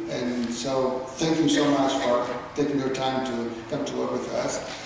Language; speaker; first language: English; non-native, fluent; Portuguese